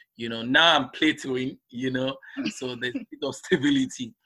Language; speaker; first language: English; non-native, local second language; Igbo